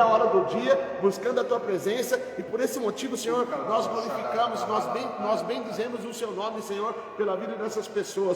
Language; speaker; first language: Portuguese; native; Portuguese